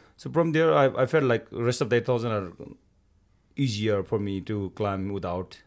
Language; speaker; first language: English; non-native, local second language; Sherpa